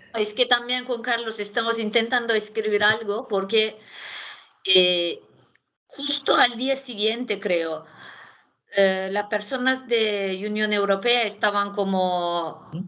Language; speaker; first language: Spanish; non-native, fluent; Turkish